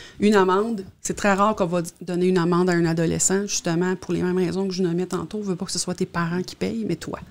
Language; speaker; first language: French; native; French